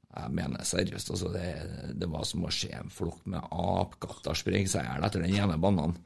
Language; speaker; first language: Norwegian; native; Norwegian